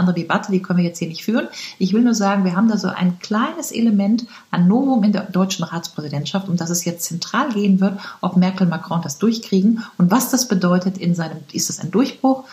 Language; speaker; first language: German; native; German